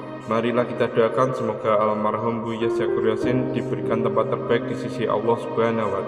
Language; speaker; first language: Indonesian; native; Indonesian